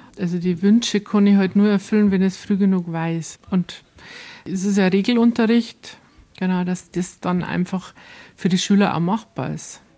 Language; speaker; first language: German; native; German